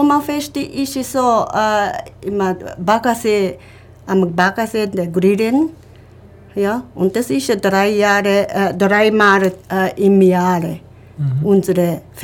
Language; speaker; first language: German; non-native, learner; Japanese